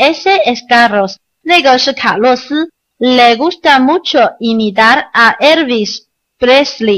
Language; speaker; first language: Spanish; non-native, learner; Chinese